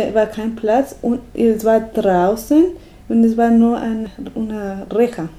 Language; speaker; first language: German; non-native, learner; Spanish